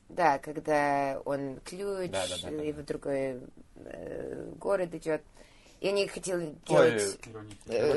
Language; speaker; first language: Russian; early bilingual, heritage; Russian